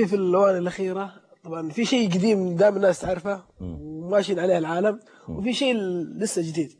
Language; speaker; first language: Arabic; native; Arabic